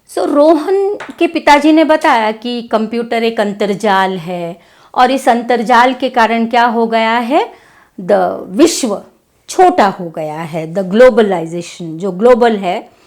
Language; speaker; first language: Hindi; non-native, local second language; Kannada